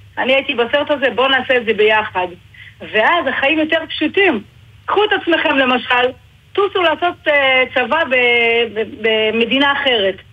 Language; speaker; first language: Hebrew; native; Hebrew